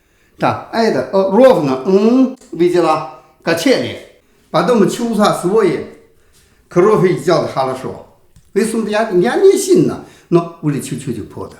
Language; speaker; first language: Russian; non-native, learner; Chinese